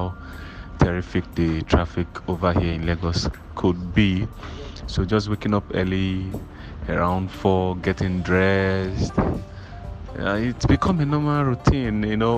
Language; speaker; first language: English; non-native, local second language; Igbo